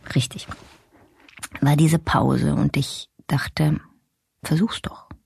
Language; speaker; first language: German; early bilingual, other home language; Russian